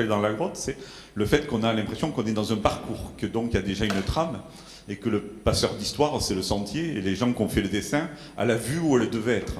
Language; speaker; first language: French; native; French